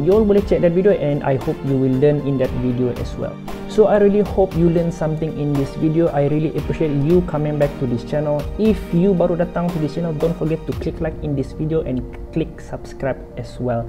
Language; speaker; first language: English; non-native, local second language; Malay